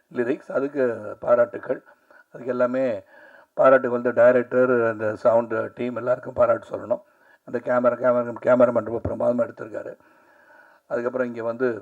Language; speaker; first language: Tamil; native; Tamil